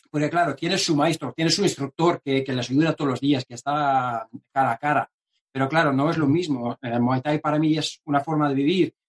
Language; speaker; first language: Spanish; non-native, fluent; Dutch